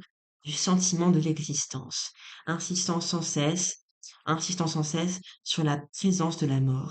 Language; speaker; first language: French; native; French